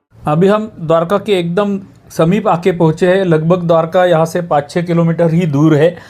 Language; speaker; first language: Hindi; non-native, local second language; Marathi